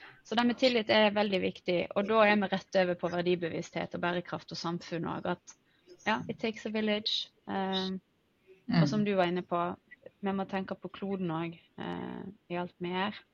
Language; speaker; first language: Norwegian; native; Norwegian